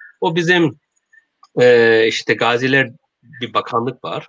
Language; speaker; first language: Turkish; non-native, learner; Korean